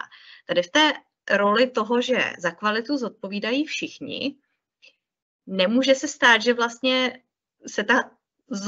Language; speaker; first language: Czech; native; Czech